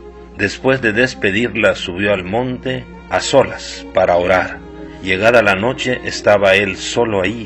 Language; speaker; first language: Spanish; native; Spanish